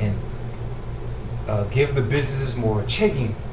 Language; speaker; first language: English; native; English